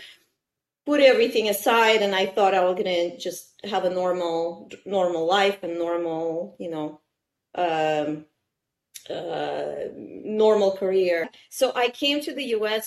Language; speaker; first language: English; non-native, fluent; Russian